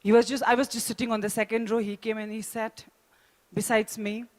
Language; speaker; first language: English; non-native, local second language; Hindi